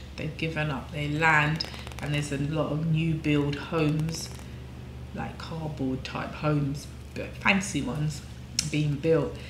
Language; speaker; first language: English; native; English